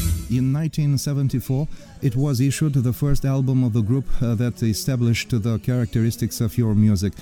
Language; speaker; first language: English; non-native, fluent; Romanian